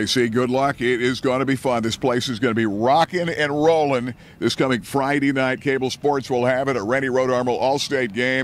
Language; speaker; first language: English; native; English